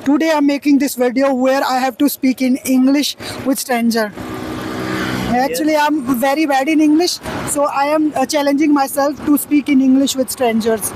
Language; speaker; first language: English; non-native, learner; Hindi